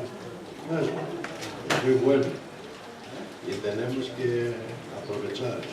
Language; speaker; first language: Spanish; non-native, learner; Greek